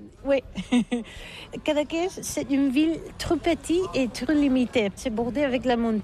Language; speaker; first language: French; non-native, learner; Catalan